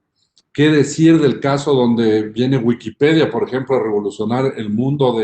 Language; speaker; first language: Spanish; native; Spanish